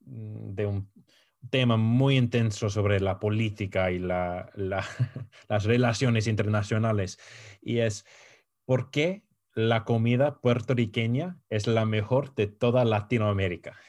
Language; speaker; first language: Spanish; non-native, fluent; English